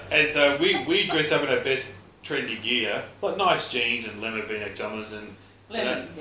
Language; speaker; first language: English; native; English